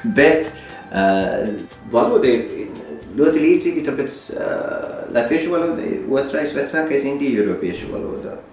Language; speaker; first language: Latvian; non-native, learner; Sinhala